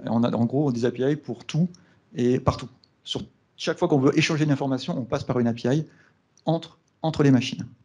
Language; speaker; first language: French; native; French